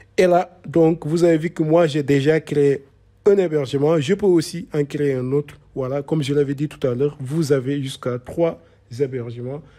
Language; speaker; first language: French; non-native, local second language; Wolof